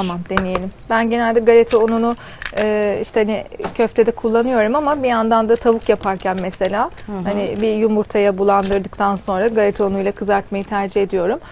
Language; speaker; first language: Turkish; native; Turkish